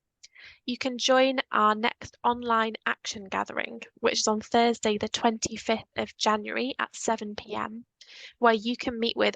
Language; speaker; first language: English; native; English